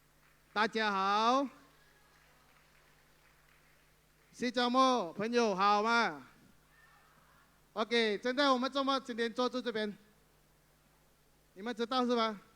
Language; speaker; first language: Chinese; non-native, local second language; Tamil